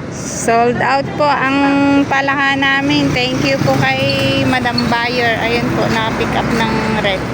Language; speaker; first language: Filipino; non-native, local second language; Cebuano